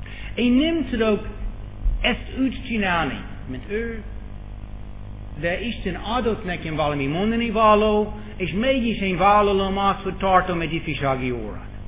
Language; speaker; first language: Hungarian; non-native, fluent; English